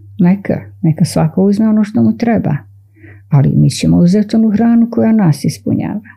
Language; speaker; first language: Croatian; native; Croatian